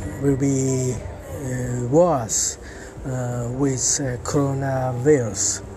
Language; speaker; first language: English; non-native, learner; Japanese